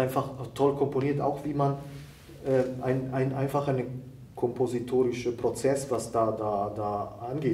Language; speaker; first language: German; non-native, fluent; Italian